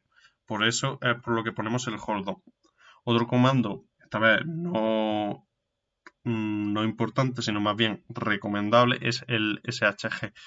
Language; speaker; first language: Spanish; native; Spanish